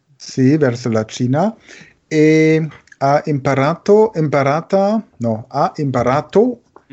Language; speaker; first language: Italian; non-native, learner; German